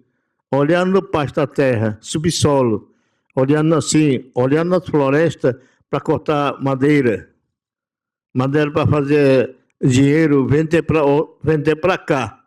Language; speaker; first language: Portuguese; non-native, local second language; Yanomámi